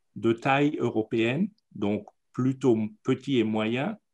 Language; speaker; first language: French; non-native, fluent; German